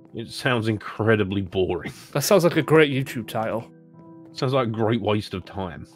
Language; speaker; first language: English; native; English